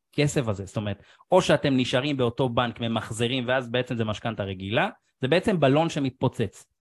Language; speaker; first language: Hebrew; native; Hebrew